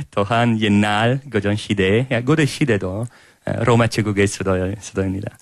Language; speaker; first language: Korean; non-native, fluent; Italian